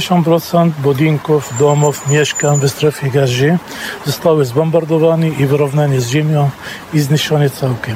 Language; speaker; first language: Polish; non-native, fluent; Arabic